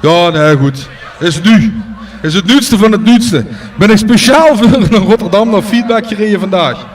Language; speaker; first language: Dutch; native; Dutch